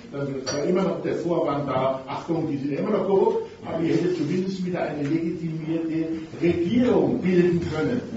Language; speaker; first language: German; native; German